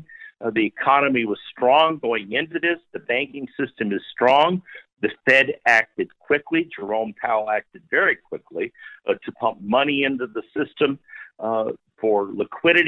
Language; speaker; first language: English; native; English